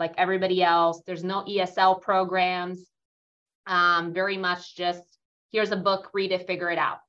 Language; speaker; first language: English; non-native, fluent; Italian